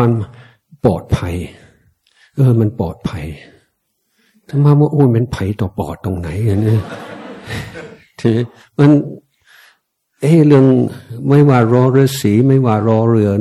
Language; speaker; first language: Thai; non-native, fluent; English